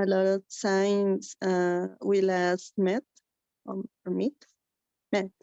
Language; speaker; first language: English; non-native, learner; Spanish